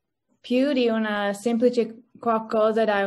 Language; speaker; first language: Italian; non-native, learner; English